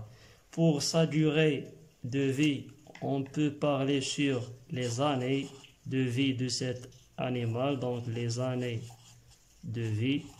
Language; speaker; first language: French; non-native, local second language; Arabic